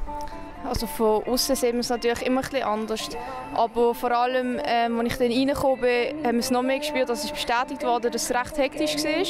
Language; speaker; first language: German; native; German